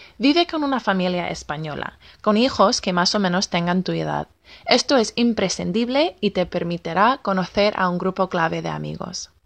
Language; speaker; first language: Spanish; non-native, fluent; English